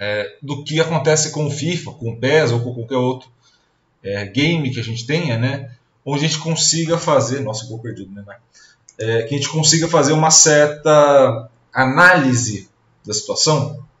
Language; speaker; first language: Portuguese; native; Portuguese